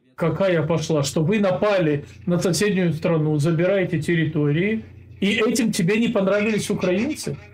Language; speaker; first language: Russian; native; Russian